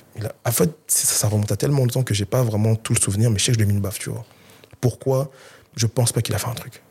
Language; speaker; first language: French; early bilingual, other home language; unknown